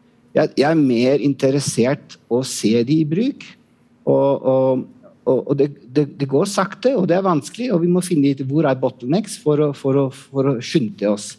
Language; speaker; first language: Norwegian; non-native, fluent; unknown